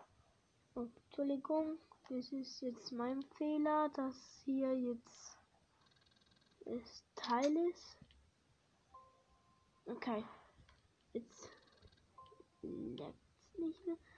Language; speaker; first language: German; early bilingual, other home language; Hungarian